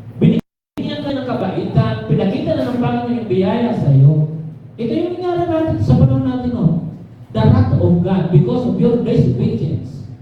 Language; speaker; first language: Filipino; non-native, local second language; Bikol